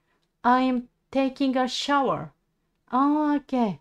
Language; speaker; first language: English; non-native, learner; Japanese